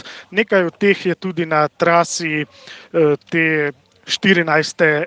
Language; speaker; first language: Slovenian; native; Slovenian